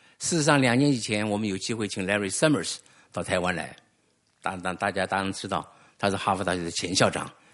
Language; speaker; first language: Chinese; native; Chinese